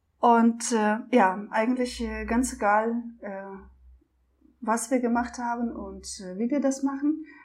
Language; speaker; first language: German; non-native, fluent; Russian